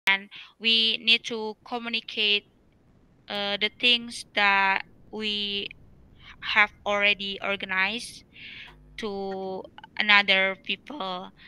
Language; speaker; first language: English; non-native, learner; Indonesian